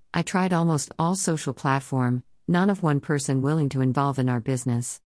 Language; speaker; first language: English; non-native, learner; Chinese